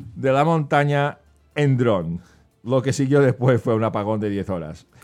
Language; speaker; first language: Spanish; non-native, local second language; Catalan